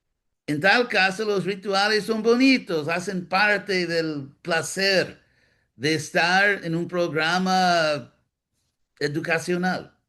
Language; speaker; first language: Spanish; non-native, fluent; English